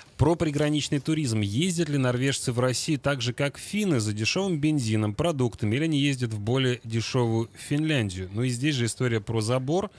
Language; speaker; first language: Russian; native; Russian